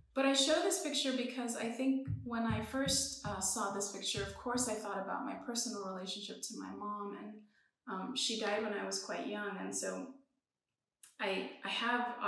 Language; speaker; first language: English; early bilingual, other home language; Persian